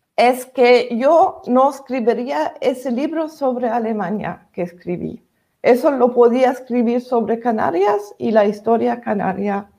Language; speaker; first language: Spanish; non-native, fluent; German